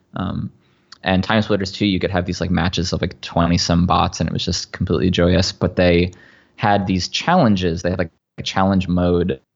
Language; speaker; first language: English; native; English